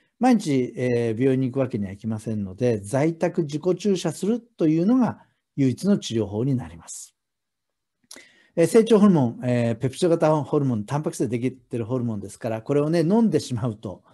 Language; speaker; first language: Japanese; native; Japanese